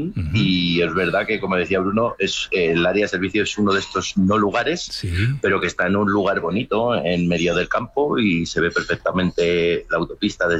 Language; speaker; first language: Spanish; native; Spanish